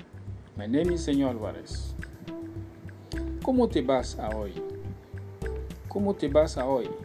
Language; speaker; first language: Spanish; non-native, learner; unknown